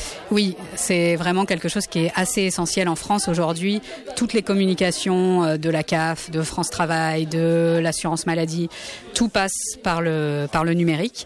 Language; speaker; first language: French; native; French